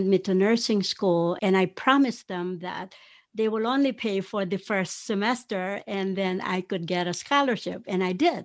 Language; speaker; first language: English; non-native, local second language; Pampanga